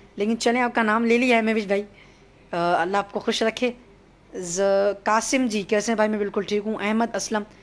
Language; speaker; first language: Urdu; native; Urdu